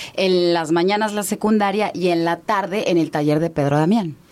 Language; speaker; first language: Spanish; native; Spanish